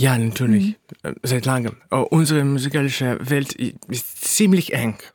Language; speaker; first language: German; non-native, fluent; Russian